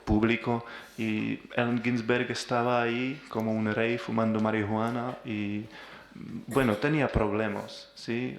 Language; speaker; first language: Spanish; non-native, learner; Czech